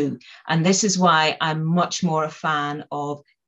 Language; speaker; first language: English; native; English